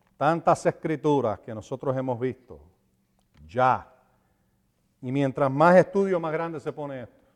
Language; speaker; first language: Spanish; native; Spanish